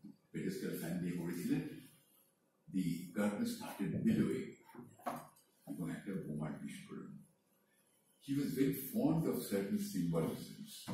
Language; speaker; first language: English; non-native, local second language; Bangla